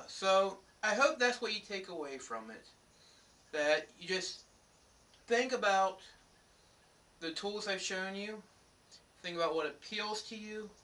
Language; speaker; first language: English; native; English